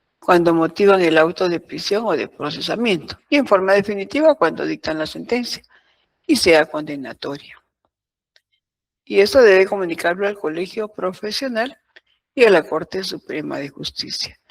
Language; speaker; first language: Spanish; native; Spanish